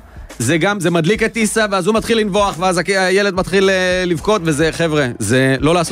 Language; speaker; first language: Hebrew; native; Hebrew